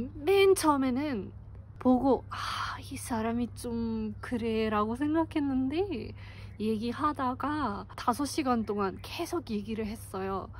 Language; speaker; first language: Korean; non-native, fluent; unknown